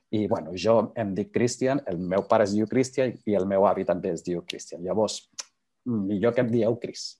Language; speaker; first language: Catalan; native; Catalan